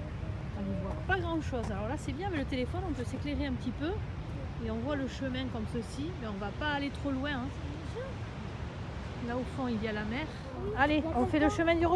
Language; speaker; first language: French; native; French